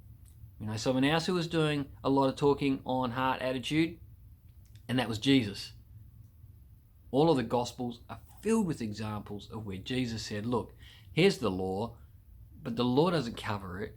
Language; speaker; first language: English; native; English